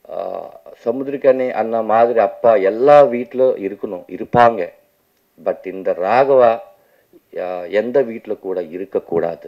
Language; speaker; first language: Tamil; non-native, local second language; Telugu